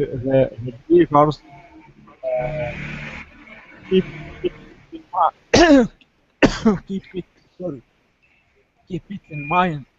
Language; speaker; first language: English; non-native, learner; Arabic